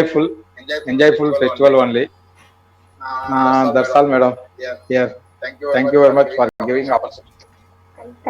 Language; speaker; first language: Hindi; non-native, local second language; Telugu